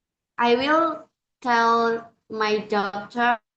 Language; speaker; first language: English; non-native, learner; Indonesian